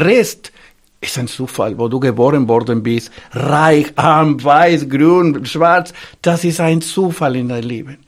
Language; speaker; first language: German; non-native, fluent; Spanish